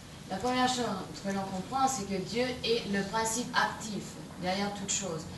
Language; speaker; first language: French; native; French